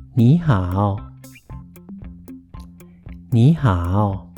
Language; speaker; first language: Chinese; non-native, fluent; Thai